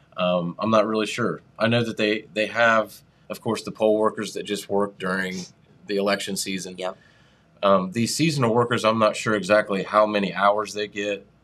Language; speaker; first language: English; native; English